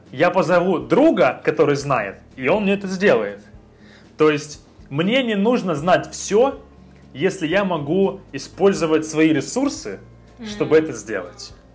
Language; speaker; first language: Russian; native; Russian